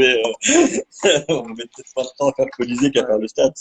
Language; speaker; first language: French; native; French